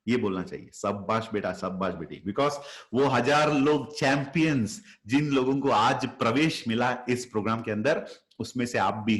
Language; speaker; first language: Hindi; native; Hindi